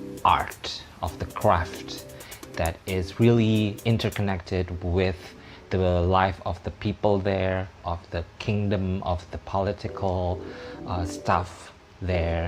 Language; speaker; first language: English; non-native, fluent; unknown